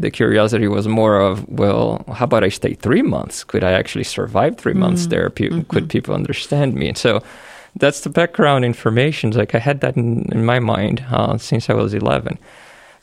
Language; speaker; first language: English; non-native, fluent; Portuguese